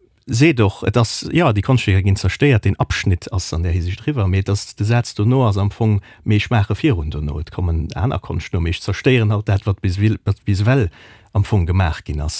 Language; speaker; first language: German; non-native, local second language; Luxembourgish